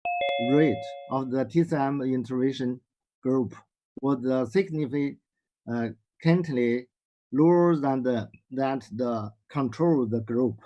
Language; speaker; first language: English; non-native, learner; Chinese